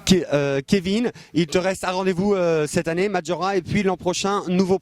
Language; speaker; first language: French; native; French